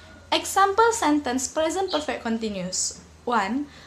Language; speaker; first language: English; non-native, learner; Indonesian